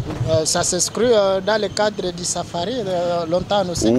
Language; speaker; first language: French; non-native, local second language; Swahili